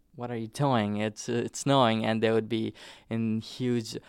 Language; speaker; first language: English; non-native, fluent; Nepali